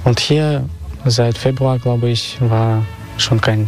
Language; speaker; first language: German; non-native, fluent; Russian